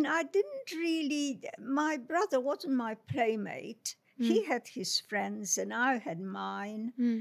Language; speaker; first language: English; non-native, fluent; Polish